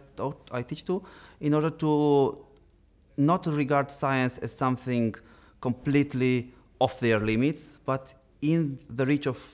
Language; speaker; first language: English; non-native, fluent; Romanian